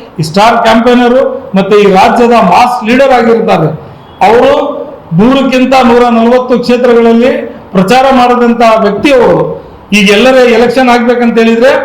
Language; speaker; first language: Kannada; non-native, local second language; Urdu